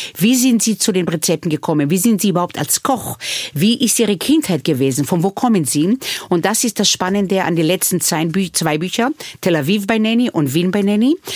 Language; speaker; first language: German; early bilingual, other home language; Hebrew